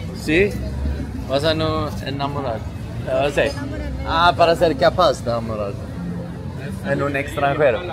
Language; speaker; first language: Spanish; non-native, learner; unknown